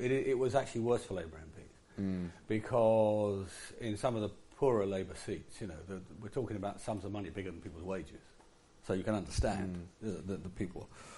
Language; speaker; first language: English; native; English